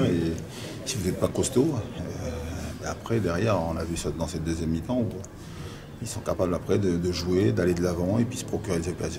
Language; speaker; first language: French; native; French